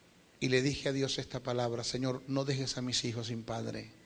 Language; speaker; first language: Spanish; native; Spanish